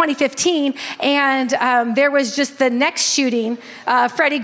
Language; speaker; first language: English; native; English